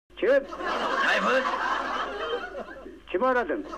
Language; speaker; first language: Turkish; native; Turkish